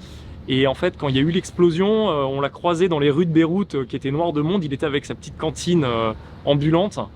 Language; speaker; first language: French; native; French